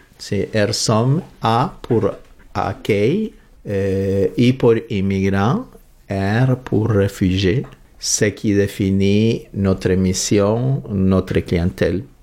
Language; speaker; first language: French; non-native, fluent; Spanish